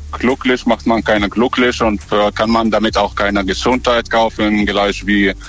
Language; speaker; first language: German; non-native, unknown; Arabic